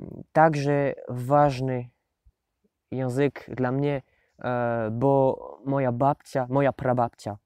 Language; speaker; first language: Polish; non-native, learner; French